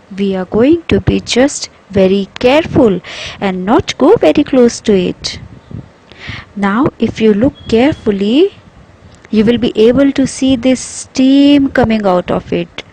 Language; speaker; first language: English; non-native, local second language; Hindi